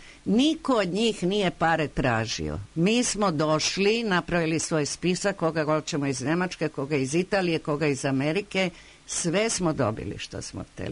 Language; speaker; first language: Croatian; native; Croatian